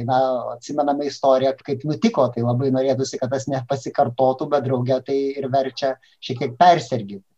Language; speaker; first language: Lithuanian; native; Lithuanian